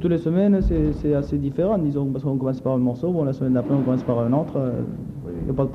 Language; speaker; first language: French; native; French